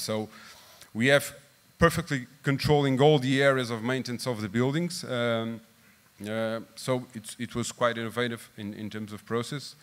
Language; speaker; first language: English; non-native, fluent; Portuguese